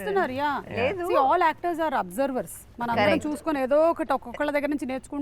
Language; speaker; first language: Telugu; native; Telugu